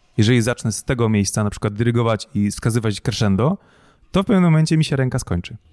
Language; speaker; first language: Polish; native; Polish